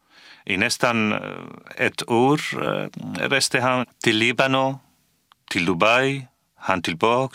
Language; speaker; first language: Swedish; non-native, fluent; Arabic